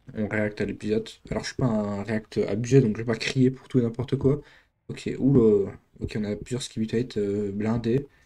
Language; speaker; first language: French; native; French